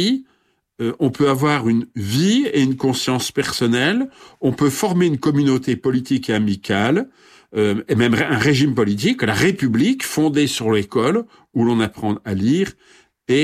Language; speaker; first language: French; native; French